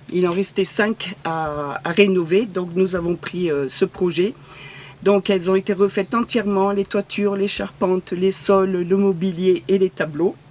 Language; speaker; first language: French; native; French